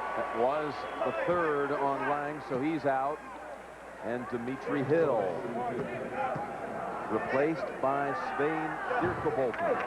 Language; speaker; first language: English; native; English